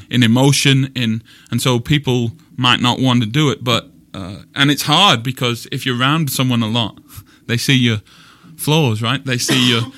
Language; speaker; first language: English; native; English